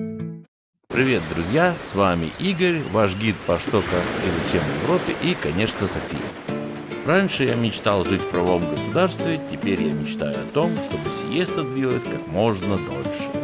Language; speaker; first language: Russian; native; Russian